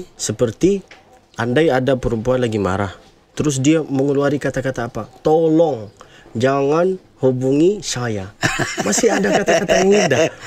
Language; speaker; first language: Indonesian; non-native, fluent; Arabic